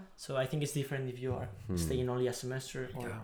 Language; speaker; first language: English; non-native, fluent; Spanish